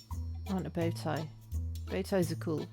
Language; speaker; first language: English; native; English